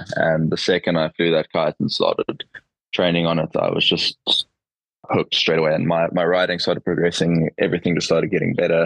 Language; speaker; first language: English; native; English